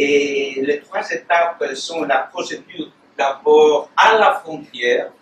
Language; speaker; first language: French; non-native, fluent; Greek